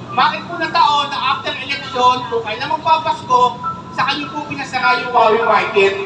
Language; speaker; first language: Filipino; native; Filipino